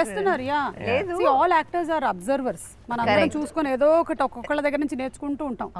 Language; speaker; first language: Telugu; native; Telugu